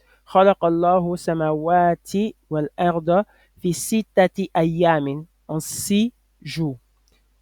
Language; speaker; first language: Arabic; non-native, fluent; French